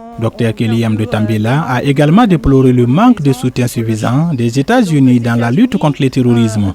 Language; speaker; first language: French; native; French